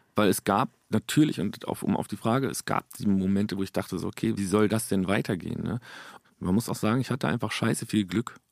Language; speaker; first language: German; native; German